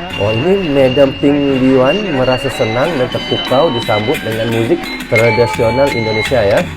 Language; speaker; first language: Malay; native; Malay